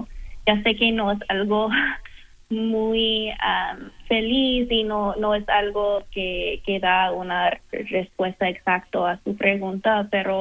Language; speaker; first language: Spanish; non-native, fluent; English